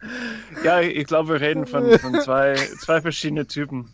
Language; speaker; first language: German; non-native, fluent; English